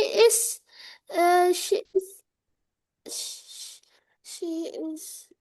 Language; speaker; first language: English; non-native, learner; Vietnamese